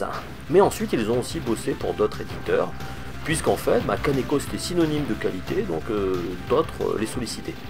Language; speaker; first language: French; native; French